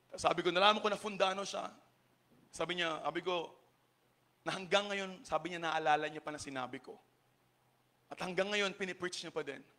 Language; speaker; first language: Filipino; native; Filipino